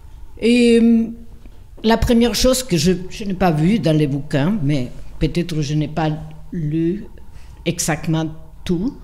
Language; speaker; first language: French; non-native, fluent; Spanish